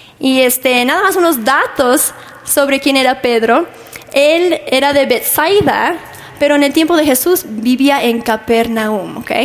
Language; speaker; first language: Spanish; non-native, fluent; English